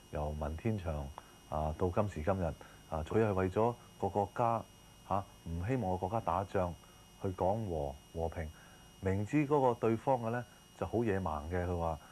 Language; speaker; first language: Cantonese; early bilingual, heritage; Cantonese